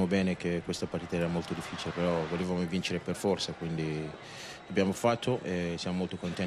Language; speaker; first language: Italian; non-native, fluent; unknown